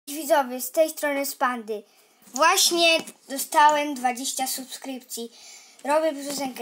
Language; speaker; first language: Polish; native; Polish